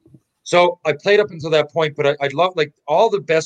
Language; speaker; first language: English; native; English